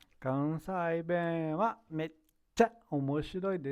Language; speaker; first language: Japanese; non-native, fluent; Portuguese